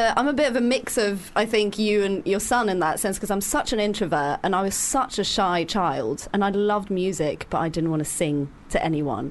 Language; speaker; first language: English; non-native, fluent; Norwegian